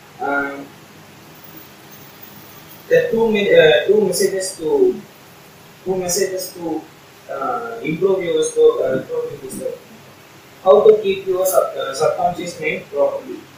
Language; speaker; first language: English; non-native, learner; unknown